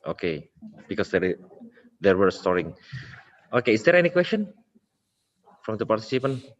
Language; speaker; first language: English; non-native, local second language; Indonesian